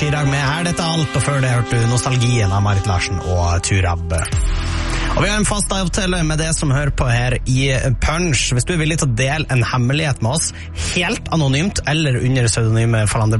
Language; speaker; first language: Norwegian; native; Norwegian